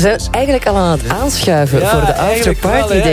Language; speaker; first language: Dutch; native; Dutch